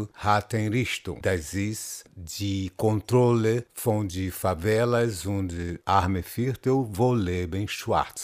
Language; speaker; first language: German; non-native, learner; Portuguese